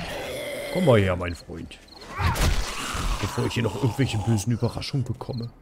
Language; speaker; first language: German; native; German